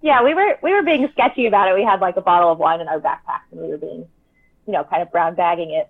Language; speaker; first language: English; native; English